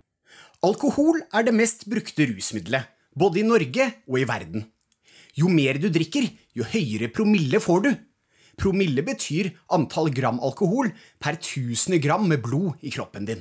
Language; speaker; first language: Norwegian; native; Norwegian